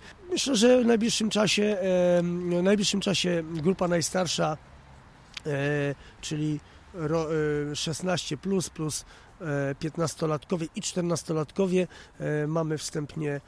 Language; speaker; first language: Polish; native; Polish